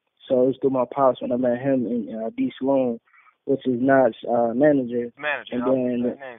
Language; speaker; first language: English; native; English